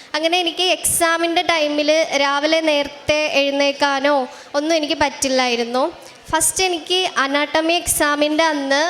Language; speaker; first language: Malayalam; native; Malayalam